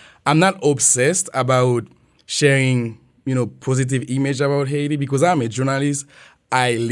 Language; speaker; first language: English; non-native, fluent; French